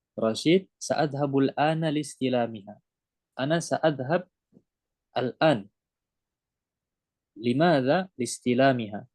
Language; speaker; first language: Arabic; non-native, fluent; Indonesian